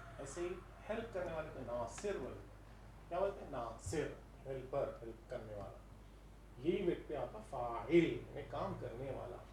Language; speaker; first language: Urdu; native; Urdu